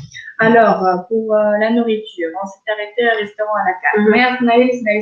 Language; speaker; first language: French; non-native, fluent; Russian